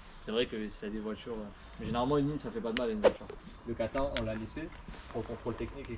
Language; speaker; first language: French; native; French